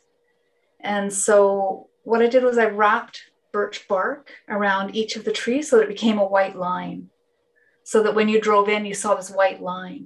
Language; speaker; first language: English; non-native, fluent; Finnish